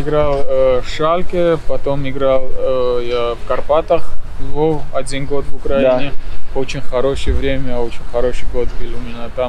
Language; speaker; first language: Russian; non-native, learner; Georgian